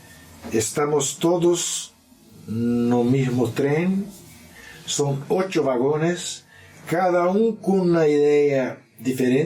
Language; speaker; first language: Spanish; non-native, learner; Portuguese